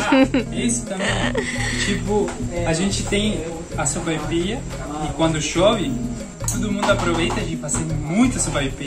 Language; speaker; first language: Portuguese; non-native, fluent; Spanish